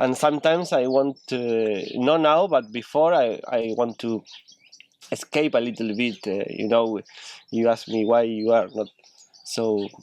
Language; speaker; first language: English; non-native, learner; Spanish